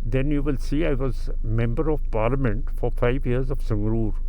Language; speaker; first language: English; non-native, local second language; Punjabi